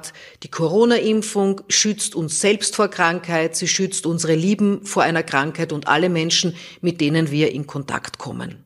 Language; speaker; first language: German; native; German